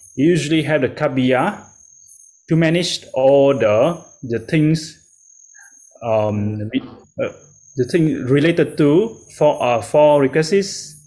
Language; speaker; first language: English; non-native, learner; Vietnamese